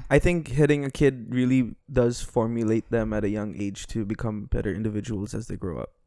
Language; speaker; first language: English; native; English